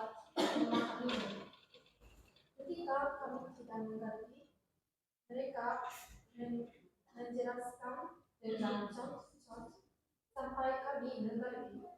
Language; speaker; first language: Indonesian; non-native, learner; Japanese